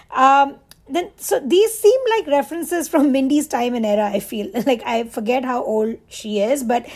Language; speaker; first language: English; non-native, local second language; Bangla